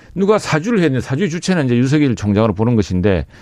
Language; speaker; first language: Korean; native; Korean